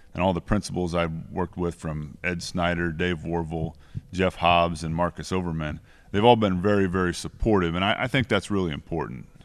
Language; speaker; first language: English; native; English